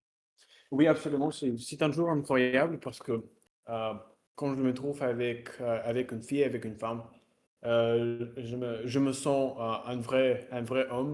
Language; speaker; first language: French; non-native, learner; Russian